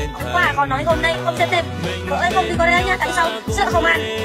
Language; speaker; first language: Vietnamese; non-native, learner; Indonesian